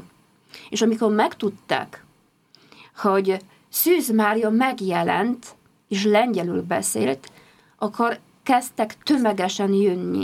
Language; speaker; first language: Hungarian; non-native, fluent; Polish